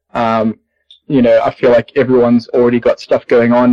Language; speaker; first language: English; native; English